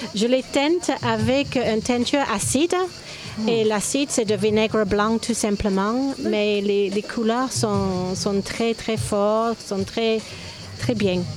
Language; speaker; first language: French; non-native, fluent; English